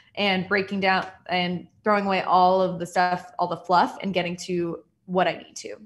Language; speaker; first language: English; native; English